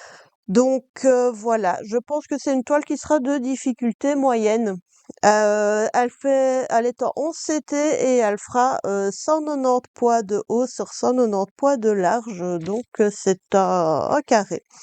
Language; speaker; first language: French; native; French